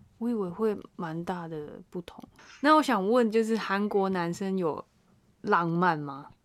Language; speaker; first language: Chinese; native; Chinese